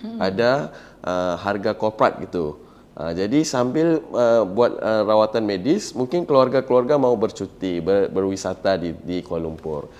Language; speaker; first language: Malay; native; Malay